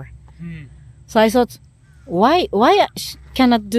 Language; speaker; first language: English; non-native, learner; Japanese